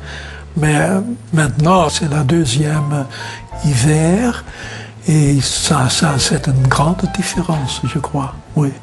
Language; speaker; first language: French; non-native, learner; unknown